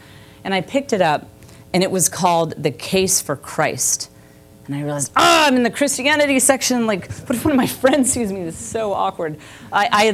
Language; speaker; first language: English; native; English